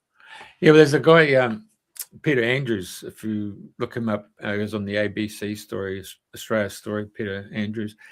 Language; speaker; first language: English; native; English